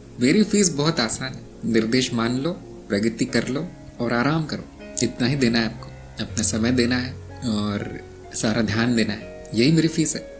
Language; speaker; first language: Hindi; native; Hindi